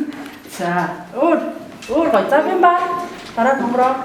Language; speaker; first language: Mongolian; native; Mongolian